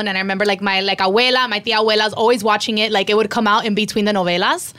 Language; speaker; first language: English; native; English